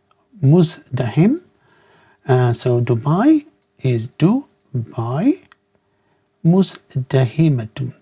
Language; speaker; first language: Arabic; non-native, fluent; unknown